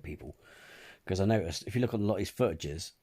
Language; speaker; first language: English; native; English